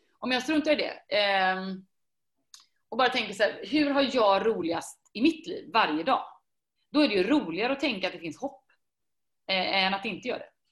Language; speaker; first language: Swedish; native; Swedish